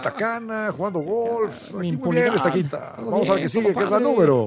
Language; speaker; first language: Spanish; native; Spanish